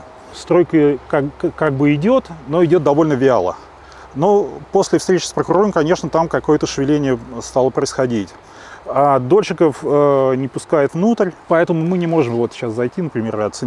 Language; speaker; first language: Russian; native; Russian